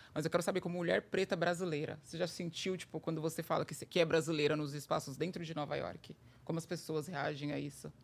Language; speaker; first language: Portuguese; native; Portuguese